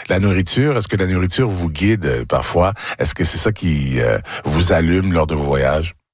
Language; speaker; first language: French; native; French